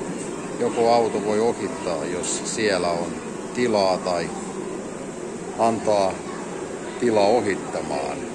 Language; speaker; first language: Finnish; non-native, fluent; Russian